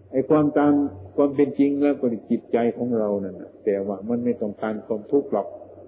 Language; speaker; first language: Thai; non-native, local second language; Northeastern Thai